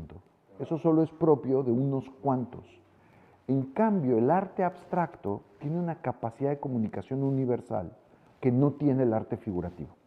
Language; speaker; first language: Spanish; native; Spanish